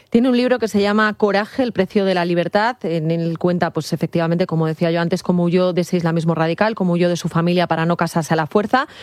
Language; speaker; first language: Spanish; native; Spanish